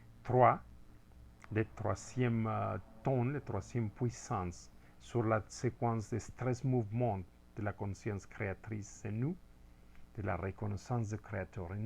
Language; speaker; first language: French; non-native, fluent; Spanish